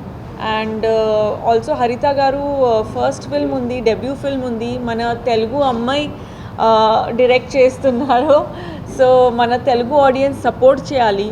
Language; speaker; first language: Telugu; non-native, fluent; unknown